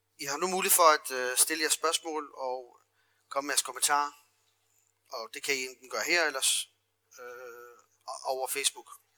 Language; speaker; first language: Danish; early bilingual, other home language; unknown